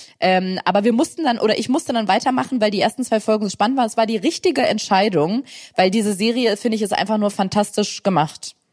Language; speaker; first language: German; native; German